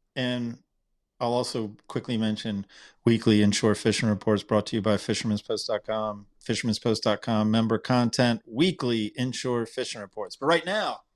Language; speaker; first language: English; native; English